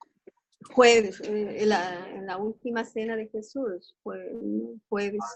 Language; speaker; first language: Spanish; native; Spanish